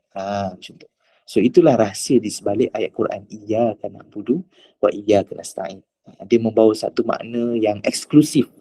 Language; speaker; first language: Malay; native; Malay